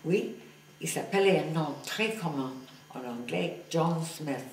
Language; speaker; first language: French; non-native, fluent; English